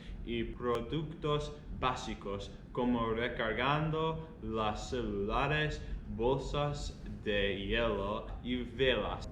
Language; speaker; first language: Spanish; non-native, learner; English